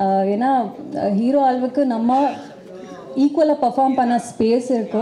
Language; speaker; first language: Tamil; non-native, local second language; Kannada